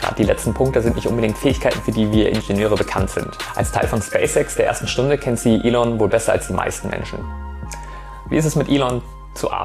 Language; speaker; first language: German; native; German